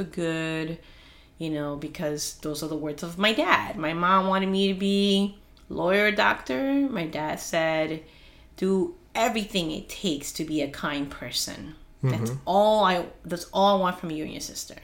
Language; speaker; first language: English; non-native, fluent; Spanish